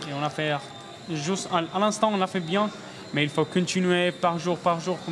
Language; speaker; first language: French; non-native, learner; Spanish